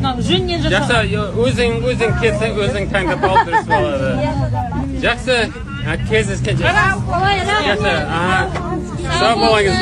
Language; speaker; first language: Kazakh; non-native, fluent; English